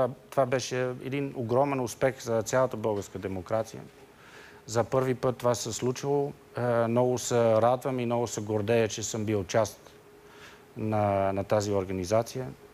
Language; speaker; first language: Bulgarian; non-native, fluent; Dutch